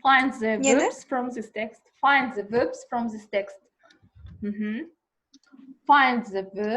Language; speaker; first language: English; non-native, learner; Kazakh